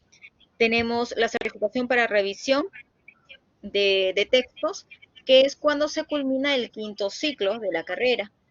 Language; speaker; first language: Spanish; native; Spanish